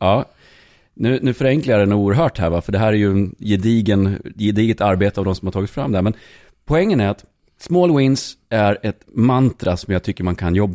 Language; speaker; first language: Swedish; native; Swedish